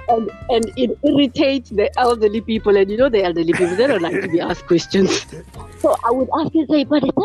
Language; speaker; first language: English; non-native, local second language; Xhosa